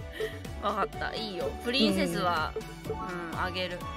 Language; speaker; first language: Japanese; native; Japanese